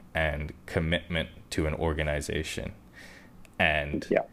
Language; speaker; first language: English; non-native, local second language; Japanese